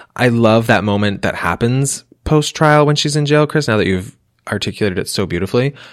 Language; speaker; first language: English; native; English